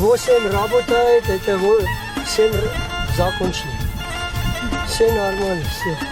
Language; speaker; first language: Russian; non-native, learner; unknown